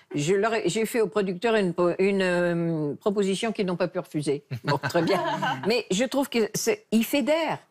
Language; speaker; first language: French; native; French